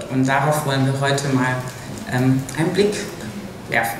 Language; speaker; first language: German; native; German